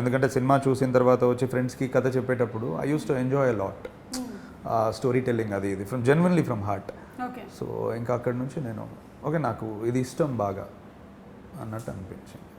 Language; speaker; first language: Telugu; native; Telugu